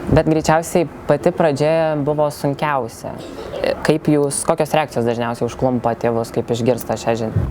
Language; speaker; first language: Lithuanian; native; Lithuanian